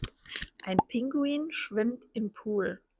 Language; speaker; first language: German; non-native, learner; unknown